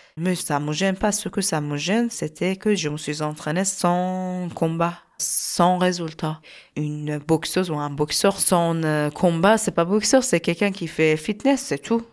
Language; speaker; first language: French; non-native, learner; Persian